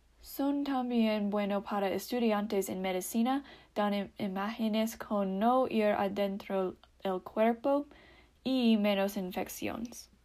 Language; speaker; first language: Spanish; non-native, learner; English